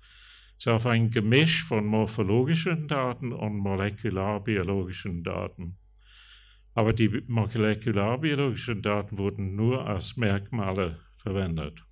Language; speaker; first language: German; non-native, fluent; English